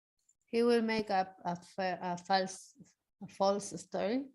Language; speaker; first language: English; non-native, learner; Spanish